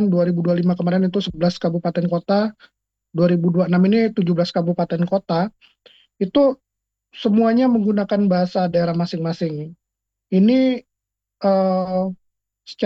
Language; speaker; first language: Indonesian; non-native, local second language; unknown